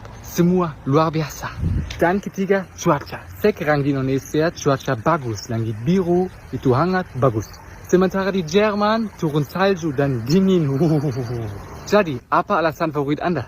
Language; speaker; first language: Indonesian; non-native, learner; German